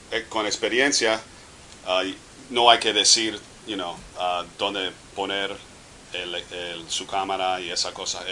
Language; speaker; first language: Spanish; non-native, fluent; English